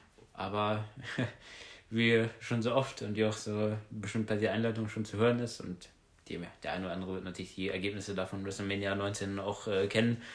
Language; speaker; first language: German; native; German